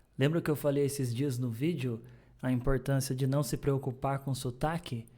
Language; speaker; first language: Portuguese; native; Portuguese